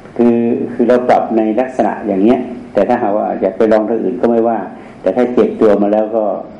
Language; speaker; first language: Thai; native; Thai